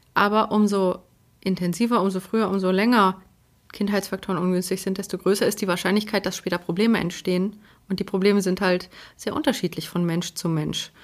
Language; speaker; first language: German; early bilingual, other home language; Polish